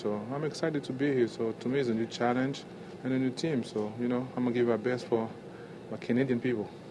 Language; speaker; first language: English; non-native, fluent; French